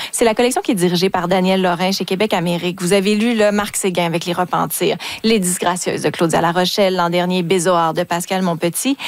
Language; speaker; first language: French; native; French